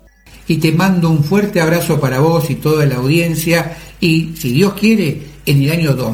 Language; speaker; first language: Spanish; native; Spanish